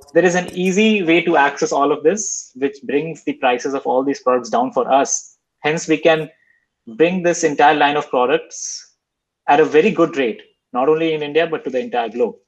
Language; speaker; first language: English; non-native, local second language; Hindi